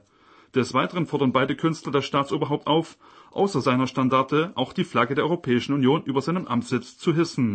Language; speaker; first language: German; native; German